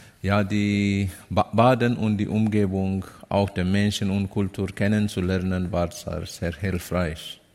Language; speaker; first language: German; non-native, learner; Amharic